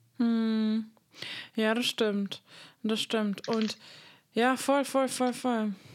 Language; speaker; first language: German; non-native, fluent; Hungarian